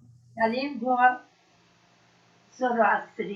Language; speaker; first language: Portuguese; non-native, learner; Persian